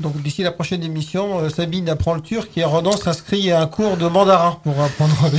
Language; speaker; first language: French; native; French